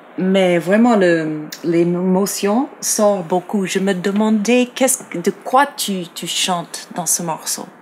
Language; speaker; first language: French; non-native, fluent; English